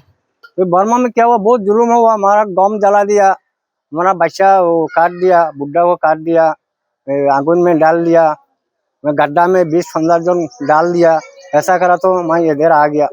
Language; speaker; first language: Hindi; non-native, learner; Rohingya